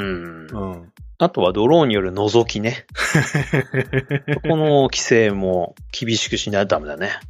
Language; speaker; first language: Japanese; native; Japanese